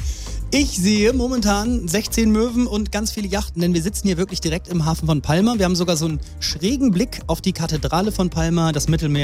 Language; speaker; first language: German; native; German